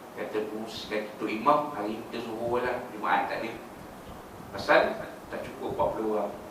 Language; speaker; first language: Malay; native; Malay